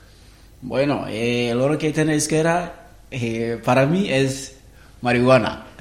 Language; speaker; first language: Spanish; non-native, learner; Wolof